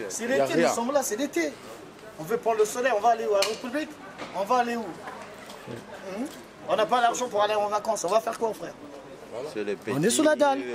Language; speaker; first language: French; native; French